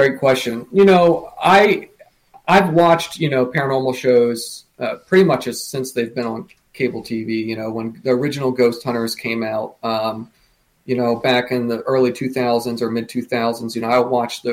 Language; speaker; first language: English; native; English